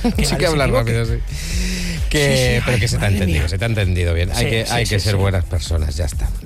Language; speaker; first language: Spanish; native; Spanish